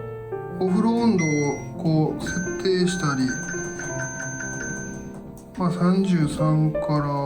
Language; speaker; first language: Japanese; native; Japanese